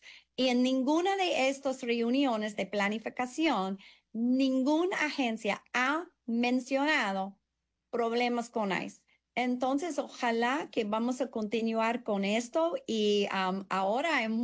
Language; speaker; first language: Spanish; non-native, fluent; English